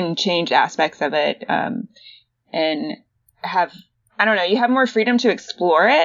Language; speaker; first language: English; native; English